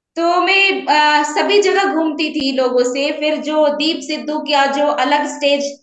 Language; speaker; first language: Hindi; native; Hindi